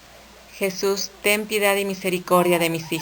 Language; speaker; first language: Spanish; native; Spanish